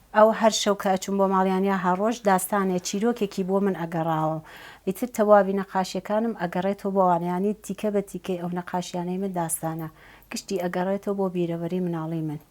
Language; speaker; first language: Central Kurdish; native; Central Kurdish